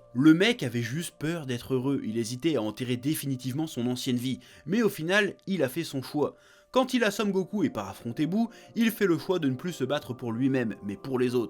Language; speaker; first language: French; native; French